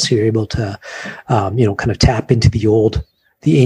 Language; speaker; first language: English; native; English